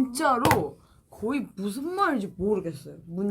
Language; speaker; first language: Korean; non-native, fluent; Chinese